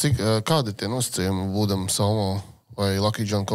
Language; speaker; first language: Latvian; native; Latvian